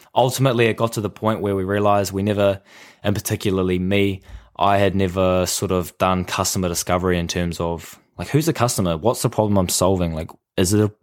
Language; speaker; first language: English; native; English